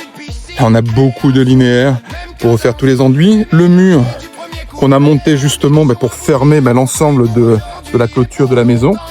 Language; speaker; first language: French; native; French